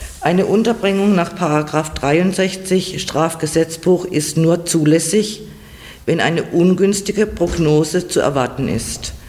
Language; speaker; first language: German; native; German